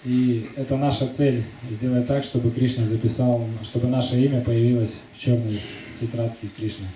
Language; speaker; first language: Russian; native; Russian